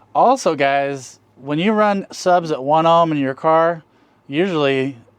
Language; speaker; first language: English; native; English